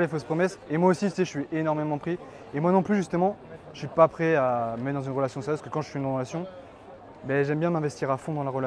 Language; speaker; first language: French; native; French